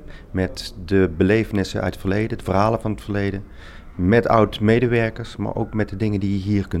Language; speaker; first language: Dutch; native; Dutch